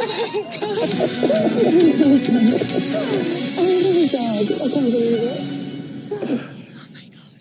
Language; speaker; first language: English; native; English